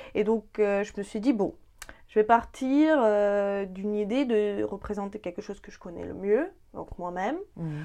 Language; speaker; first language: French; non-native, fluent; Ukrainian